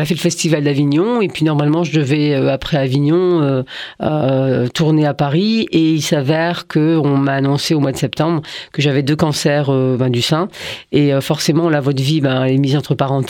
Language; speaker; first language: French; early bilingual, other home language; Arabic